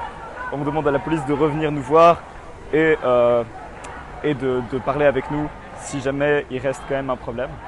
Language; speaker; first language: French; native; French